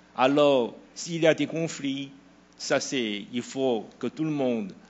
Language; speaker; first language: French; non-native, fluent; Chinese